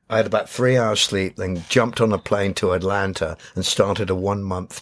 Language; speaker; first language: English; native; English